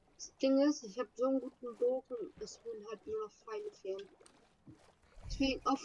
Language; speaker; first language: German; native; German